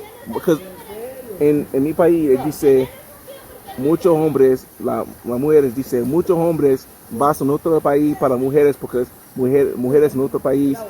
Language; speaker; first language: Spanish; non-native, learner; English